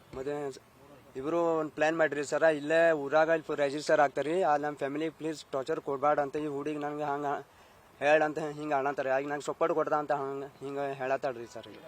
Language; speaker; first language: Kannada; native; Kannada